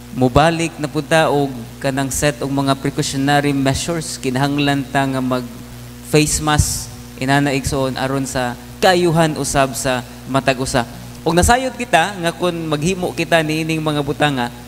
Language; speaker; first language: Cebuano; non-native, local second language; Hiligaynon